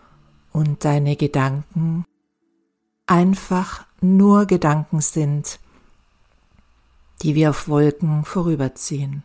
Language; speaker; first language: German; native; German